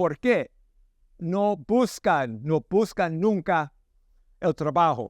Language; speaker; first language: Spanish; non-native, learner; English